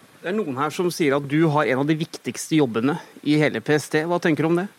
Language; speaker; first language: Norwegian; native; Norwegian